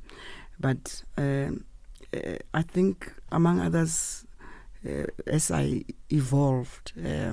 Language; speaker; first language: English; non-native, local second language; Tswana